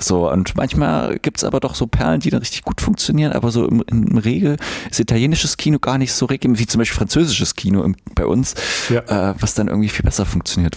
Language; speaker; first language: German; native; German